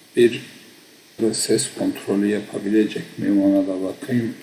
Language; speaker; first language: Turkish; early bilingual, heritage; Turkish